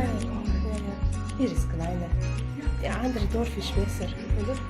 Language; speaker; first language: German; non-native, learner; Turkish